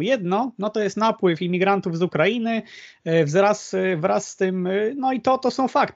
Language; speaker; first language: Polish; native; Polish